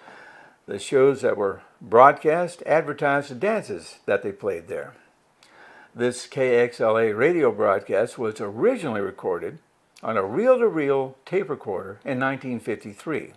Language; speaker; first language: English; native; English